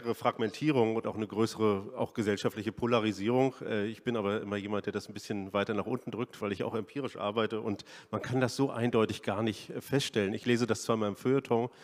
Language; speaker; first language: German; native; German